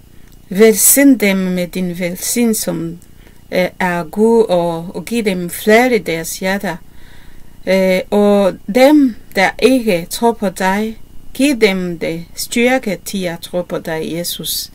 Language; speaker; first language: Danish; non-native, learner; Kinyarwanda